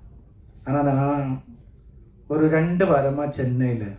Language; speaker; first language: Tamil; non-native, learner; Malayalam